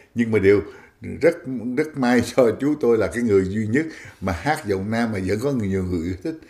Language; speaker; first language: Vietnamese; native; Vietnamese